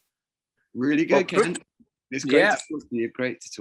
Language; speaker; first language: English; native; English